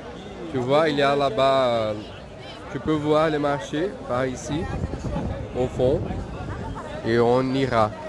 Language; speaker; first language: French; non-native, fluent; Portuguese